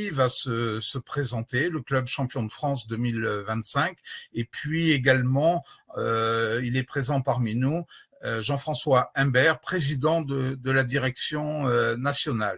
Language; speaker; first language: French; native; French